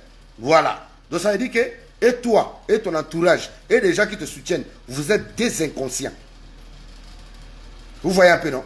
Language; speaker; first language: French; non-native, local second language; Lingala